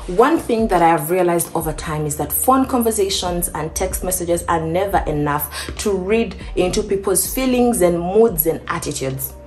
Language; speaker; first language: English; non-native, local second language; Ganda